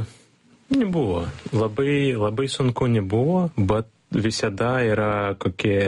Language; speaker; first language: Lithuanian; non-native, learner; Ukrainian